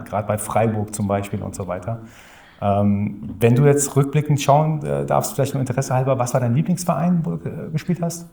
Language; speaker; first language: German; native; German